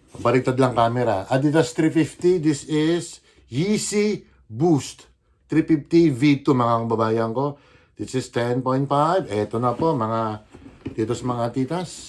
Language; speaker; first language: Filipino; native; Filipino